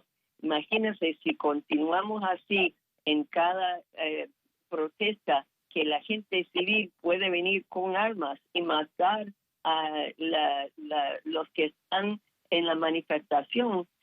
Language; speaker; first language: Spanish; non-native, fluent; English